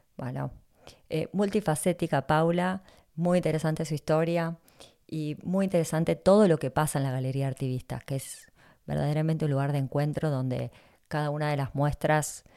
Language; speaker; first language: Spanish; native; Spanish